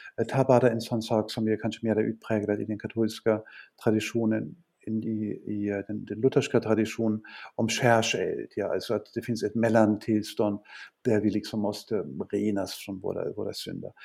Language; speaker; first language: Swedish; non-native, fluent; German